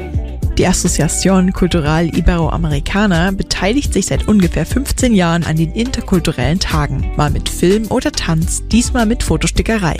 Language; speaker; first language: German; native; German